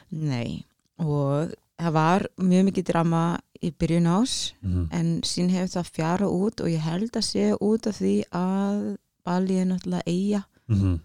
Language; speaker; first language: Icelandic; native; Icelandic